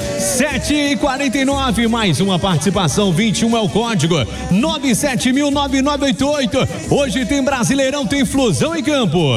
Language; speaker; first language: Portuguese; native; Portuguese